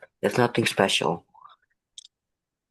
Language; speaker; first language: English; non-native, fluent; Indonesian